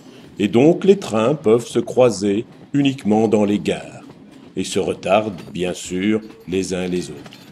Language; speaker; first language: French; native; French